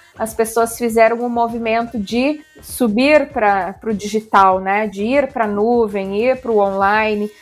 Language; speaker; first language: Portuguese; native; Portuguese